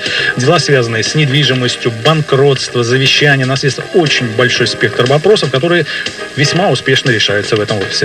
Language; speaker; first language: Russian; native; Russian